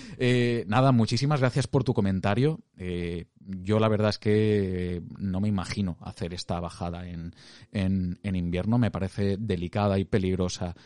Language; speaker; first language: Spanish; native; Spanish